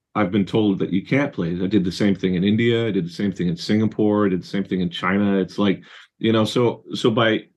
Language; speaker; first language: English; native; English